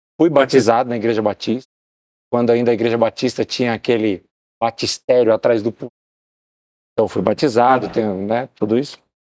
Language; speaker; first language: Portuguese; native; Portuguese